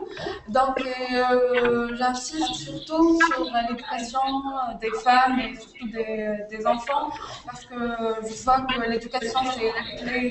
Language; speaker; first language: French; non-native, local second language; Arabic